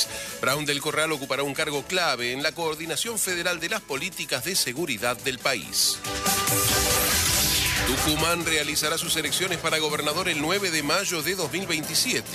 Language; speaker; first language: Spanish; native; Spanish